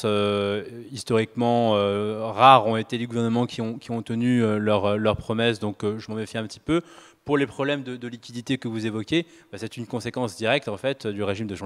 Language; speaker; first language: French; native; French